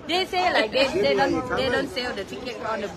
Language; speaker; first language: English; non-native, learner; Thai